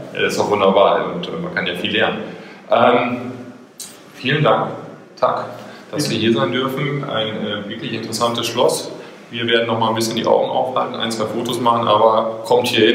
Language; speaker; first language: German; native; German